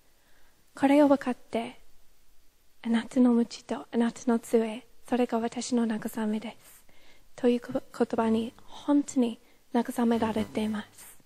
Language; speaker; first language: Japanese; non-native, fluent; English